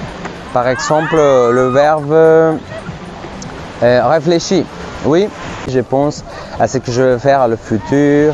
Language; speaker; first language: French; non-native, fluent; Spanish